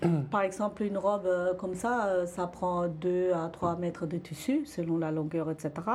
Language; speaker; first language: French; non-native, fluent; German